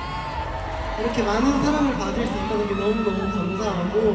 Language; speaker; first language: Korean; native; Korean